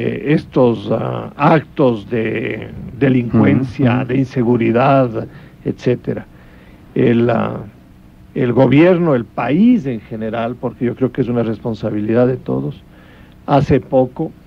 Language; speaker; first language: Spanish; native; Spanish